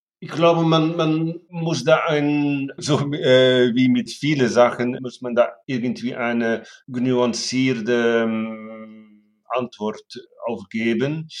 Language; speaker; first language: German; non-native, fluent; Dutch